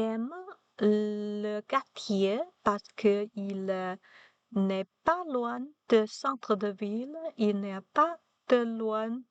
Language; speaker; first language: French; non-native, learner; Chinese